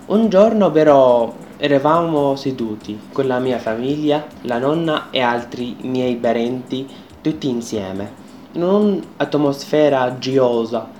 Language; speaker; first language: Italian; non-native, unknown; Arabic